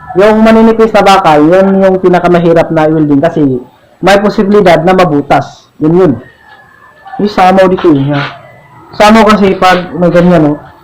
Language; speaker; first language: Filipino; non-native, local second language; Cebuano